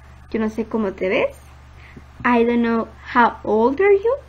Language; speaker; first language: English; non-native, fluent; Spanish